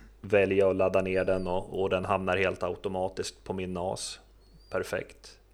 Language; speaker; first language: Swedish; native; Swedish